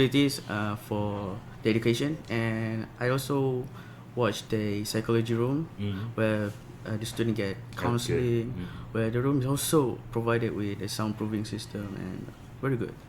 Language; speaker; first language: English; non-native, local second language; Malay